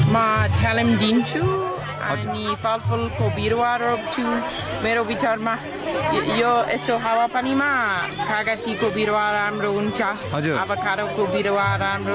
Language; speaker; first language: Nepali; non-native, learner; English